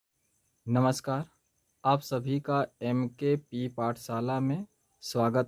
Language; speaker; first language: Hindi; native; Hindi